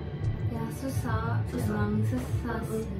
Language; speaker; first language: Indonesian; non-native, fluent; Japanese